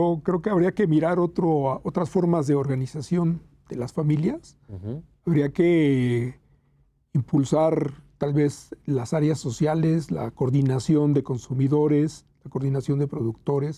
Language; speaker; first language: Spanish; native; Spanish